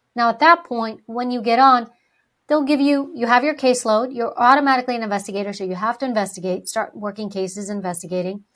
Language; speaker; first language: English; early bilingual, other home language; Greek